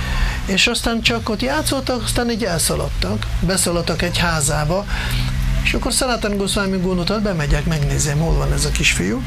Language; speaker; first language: Hungarian; non-native, fluent; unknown